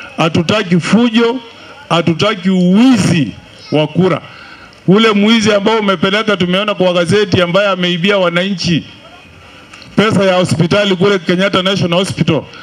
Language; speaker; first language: Swahili; non-native, local second language; Gusii